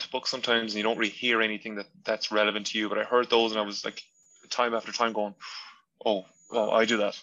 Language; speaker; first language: English; non-native, local second language; Irish